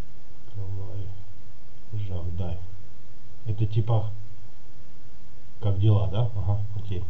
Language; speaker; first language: Russian; native; Russian